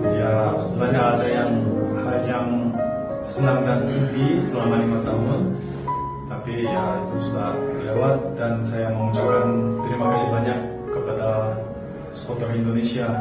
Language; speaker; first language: Indonesian; non-native, fluent; Korean